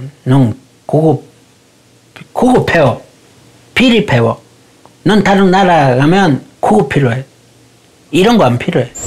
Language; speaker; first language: Korean; non-native, learner; Spanish